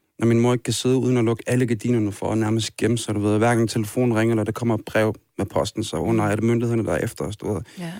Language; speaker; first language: Danish; early bilingual, other home language; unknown